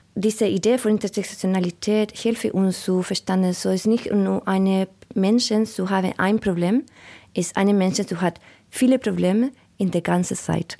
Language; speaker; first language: German; non-native, learner; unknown